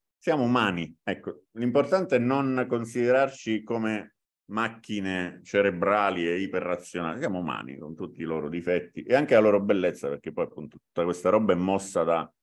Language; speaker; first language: Italian; native; Italian